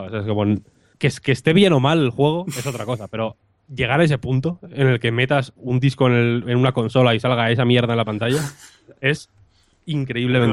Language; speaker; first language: Spanish; native; Spanish